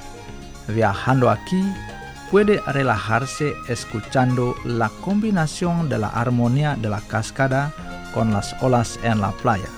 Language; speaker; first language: Spanish; non-native, fluent; Indonesian